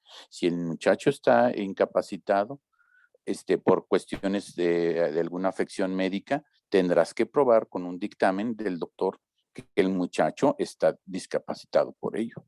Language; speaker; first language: Spanish; native; Spanish